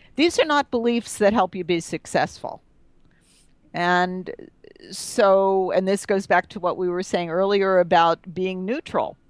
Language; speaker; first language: English; native; English